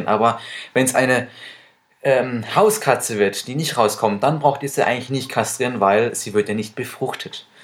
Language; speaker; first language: German; native; German